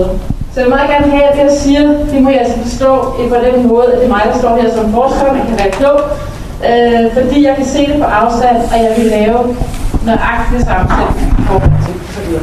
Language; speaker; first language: Danish; native; Danish